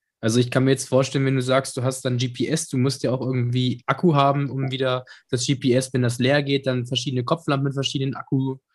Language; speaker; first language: German; native; German